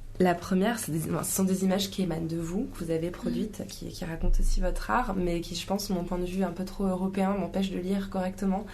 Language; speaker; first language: French; native; French